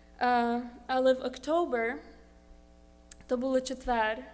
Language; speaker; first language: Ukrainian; early bilingual, heritage; Ukrainian